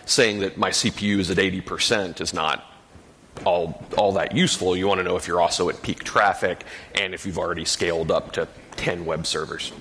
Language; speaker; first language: English; native; English